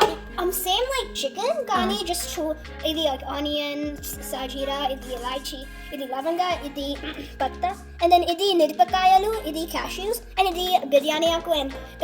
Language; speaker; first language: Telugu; early bilingual, heritage; Telugu